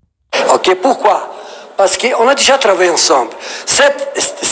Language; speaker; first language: French; non-native, learner; Portuguese